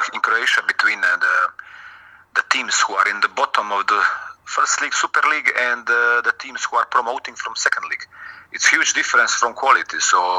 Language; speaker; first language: English; non-native, fluent; Croatian